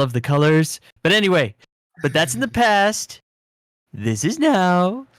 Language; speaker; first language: English; native; English